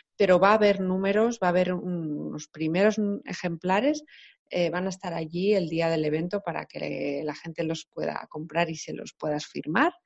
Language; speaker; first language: Spanish; native; Spanish